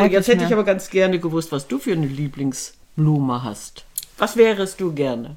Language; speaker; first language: German; native; German